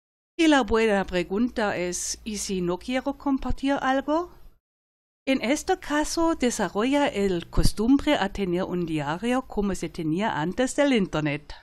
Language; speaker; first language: Spanish; non-native, fluent; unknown